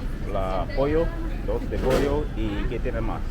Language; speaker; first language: Spanish; non-native, learner; English